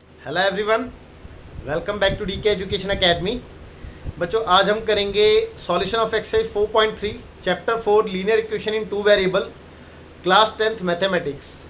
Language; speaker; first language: Hindi; native; Hindi